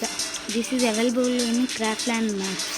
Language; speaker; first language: English; non-native, local second language; Telugu